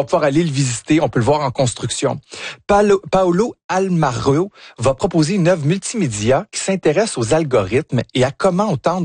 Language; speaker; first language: French; native; French